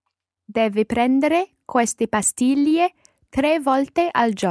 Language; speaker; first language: Italian; non-native, learner; English